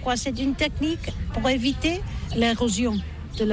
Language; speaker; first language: French; non-native, learner; Catalan